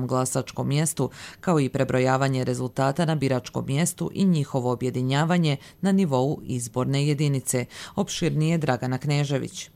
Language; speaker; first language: Serbian; native; Serbian